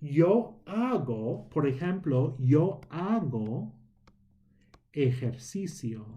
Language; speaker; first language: Spanish; non-native, fluent; English